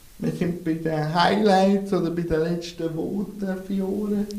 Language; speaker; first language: German; native; German